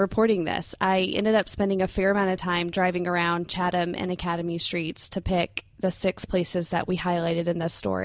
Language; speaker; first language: English; native; English